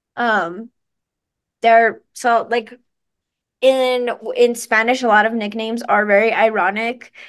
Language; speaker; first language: English; native; English